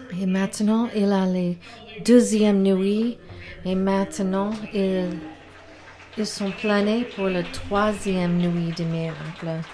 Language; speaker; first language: French; non-native, learner; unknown